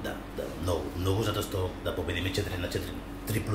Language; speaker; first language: Macedonian; non-native, learner; Spanish